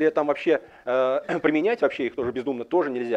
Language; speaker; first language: Russian; native; Russian